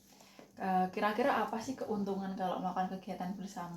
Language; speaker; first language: Indonesian; native; Indonesian